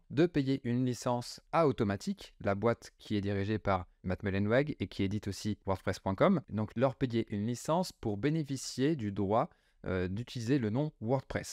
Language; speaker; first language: French; native; French